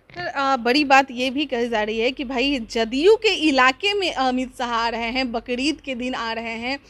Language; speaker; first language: Hindi; native; Hindi